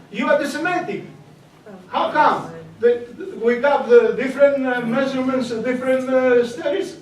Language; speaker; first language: English; non-native, learner; Greek